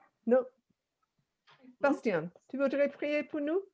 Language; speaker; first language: French; non-native, fluent; English